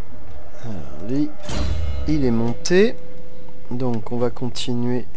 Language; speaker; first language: French; native; French